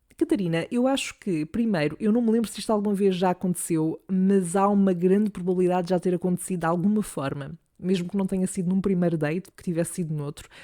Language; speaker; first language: Portuguese; native; Portuguese